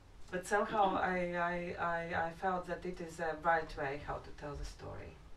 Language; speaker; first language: English; non-native, fluent; Latvian